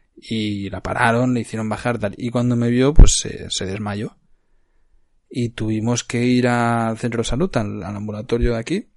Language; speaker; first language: Spanish; native; Spanish